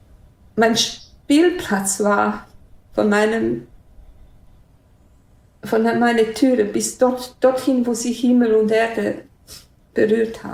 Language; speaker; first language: German; non-native, fluent; Bosnian